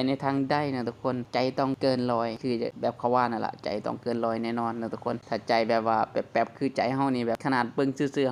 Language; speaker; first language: Thai; non-native, local second language; Northeastern Thai